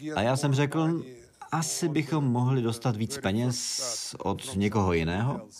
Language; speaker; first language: Czech; non-native, fluent; Russian